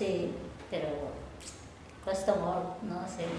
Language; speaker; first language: Catalan; non-native, learner; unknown